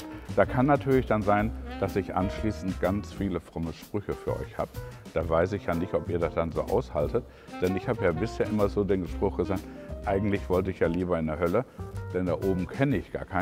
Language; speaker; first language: German; native; German